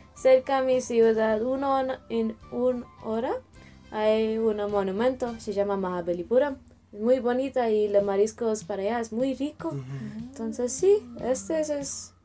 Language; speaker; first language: Spanish; non-native, learner; Telugu